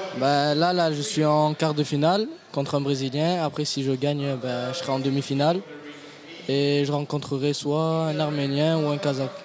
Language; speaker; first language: French; native; French